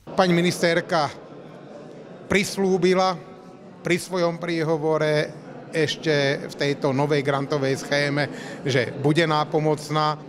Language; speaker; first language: Slovak; native; Slovak